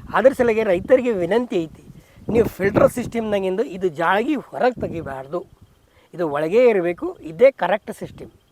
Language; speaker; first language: Kannada; native; Kannada